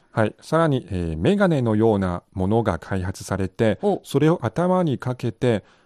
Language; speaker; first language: Japanese; non-native, fluent; Chinese